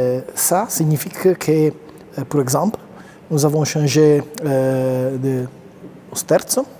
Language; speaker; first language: French; non-native, learner; Italian